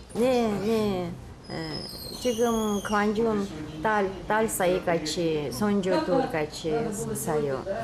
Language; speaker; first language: Korean; early bilingual, heritage; Russian